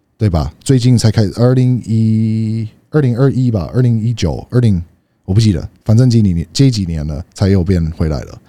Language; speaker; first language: Chinese; early bilingual, heritage; Chinese